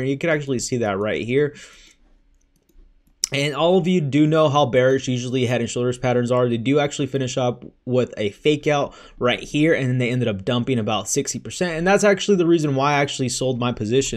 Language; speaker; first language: English; native; English